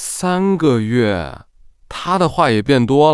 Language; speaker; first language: Chinese; non-native, fluent; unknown